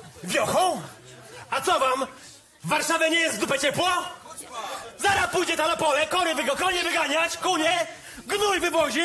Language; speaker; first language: Polish; native; Polish